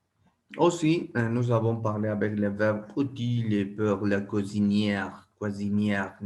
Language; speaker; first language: French; non-native, learner; Spanish